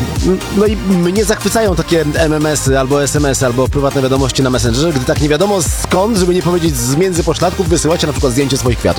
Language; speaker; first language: Polish; native; Polish